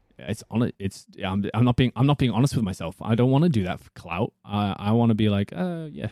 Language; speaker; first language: English; native; English